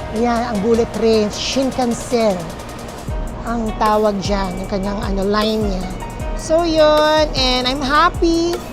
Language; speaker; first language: Filipino; native; Filipino